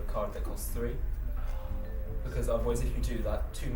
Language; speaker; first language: English; native; English